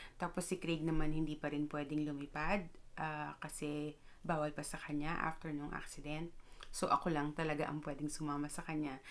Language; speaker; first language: Filipino; native; Filipino